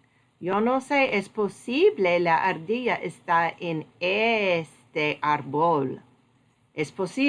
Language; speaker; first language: Spanish; non-native, learner; English